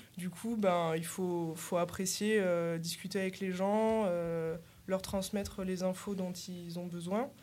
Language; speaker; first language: French; native; French